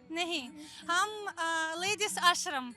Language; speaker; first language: Hindi; non-native, learner; Russian